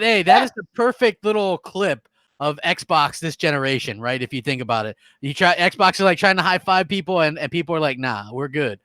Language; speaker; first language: English; native; English